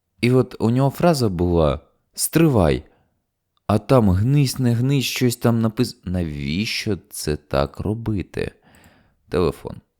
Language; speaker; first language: Ukrainian; native; Ukrainian